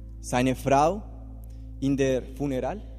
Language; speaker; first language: German; non-native, learner; Spanish